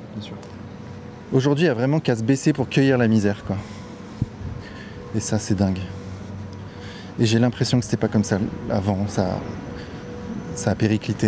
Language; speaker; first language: French; native; French